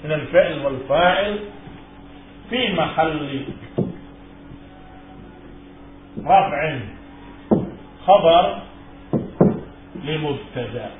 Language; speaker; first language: Arabic; non-native, learner; Indonesian